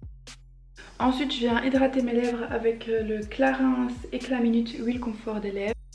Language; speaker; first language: French; native; French